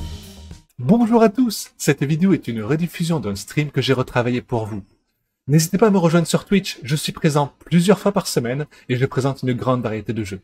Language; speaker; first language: French; native; French